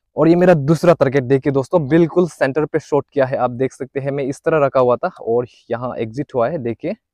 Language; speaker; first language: Hindi; non-native, local second language; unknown